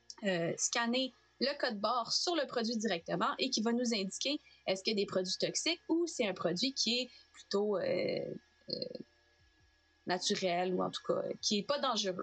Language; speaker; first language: French; native; French